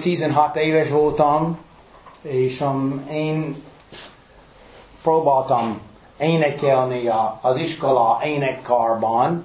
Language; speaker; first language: Hungarian; early bilingual, heritage; English